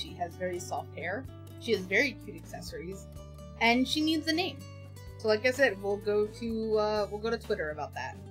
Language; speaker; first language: English; native; English